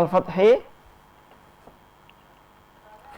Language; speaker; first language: Arabic; non-native, fluent; Indonesian